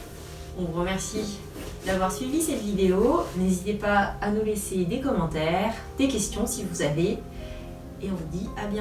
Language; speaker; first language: French; native; French